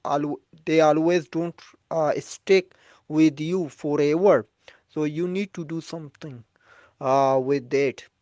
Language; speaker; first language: English; non-native, fluent; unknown